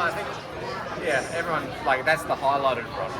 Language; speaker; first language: English; native; English